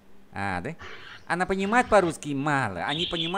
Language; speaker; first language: Russian; non-native, fluent; Vietnamese